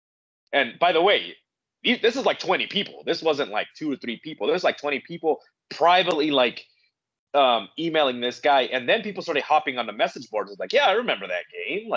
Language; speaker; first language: English; native; English